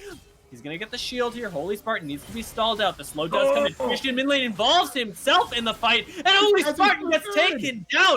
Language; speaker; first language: English; native; English